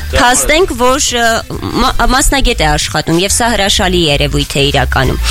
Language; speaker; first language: Armenian; native; Armenian